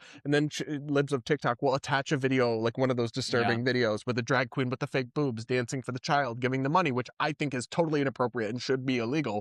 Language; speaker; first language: English; native; English